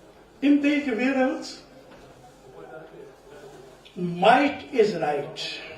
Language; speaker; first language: Dutch; non-native, fluent; Urdu